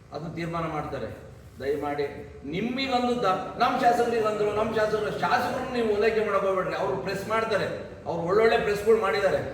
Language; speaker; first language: Kannada; native; Kannada